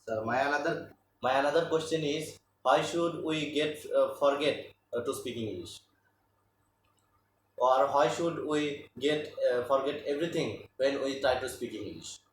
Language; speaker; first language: English; non-native, learner; Bangla